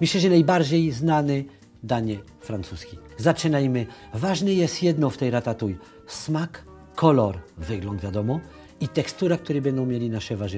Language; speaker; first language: Polish; non-native, learner; French